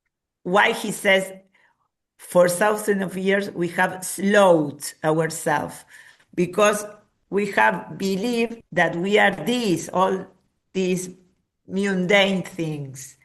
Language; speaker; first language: English; non-native, fluent; Spanish